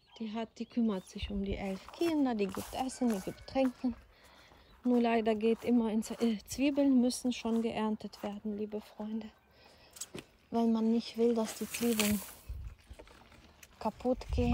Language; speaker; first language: German; non-native, learner; Ukrainian